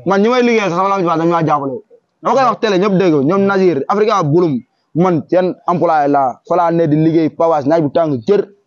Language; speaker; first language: Wolof; non-native, local second language; Fula